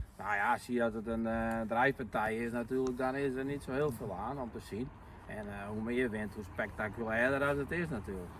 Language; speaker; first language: Dutch; non-native, local second language; Western Frisian